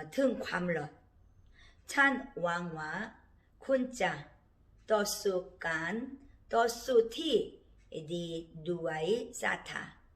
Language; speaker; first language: Thai; non-native, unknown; Korean